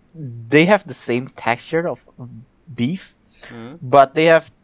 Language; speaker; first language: English; non-native, fluent; Indonesian